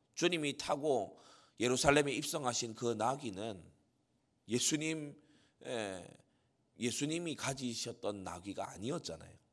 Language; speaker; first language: Korean; native; Korean